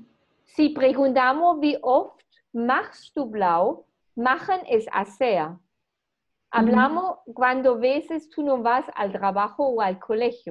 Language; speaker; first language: Spanish; non-native, fluent; German